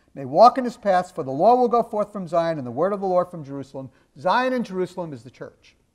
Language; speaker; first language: English; native; English